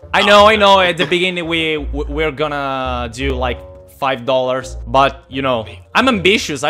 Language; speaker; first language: English; non-native, fluent; Italian